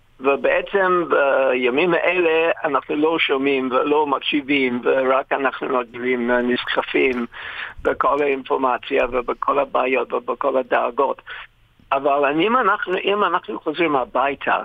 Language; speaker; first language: Hebrew; non-native, fluent; English